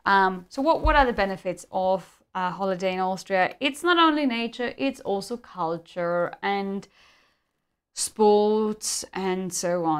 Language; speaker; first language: English; non-native, fluent; German